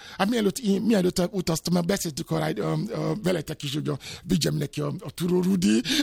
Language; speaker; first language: Hungarian; non-native, fluent; Yoruba